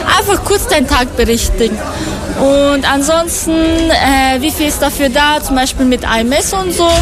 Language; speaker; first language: German; non-native, fluent; Persian